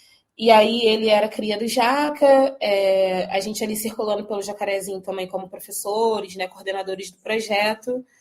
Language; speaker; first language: Portuguese; native; Portuguese